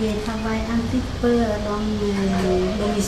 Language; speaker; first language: French; non-native, learner; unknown